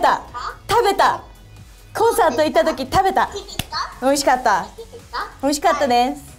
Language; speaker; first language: Japanese; native; Japanese